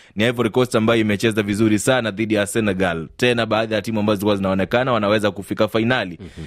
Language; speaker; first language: Swahili; native; Swahili